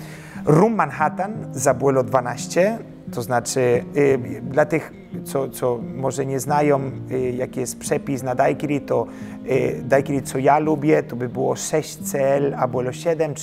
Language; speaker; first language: Polish; early bilingual, heritage; Polish